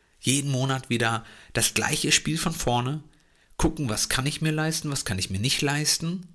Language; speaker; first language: German; native; German